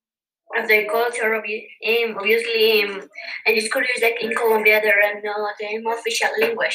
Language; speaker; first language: English; non-native, learner; Spanish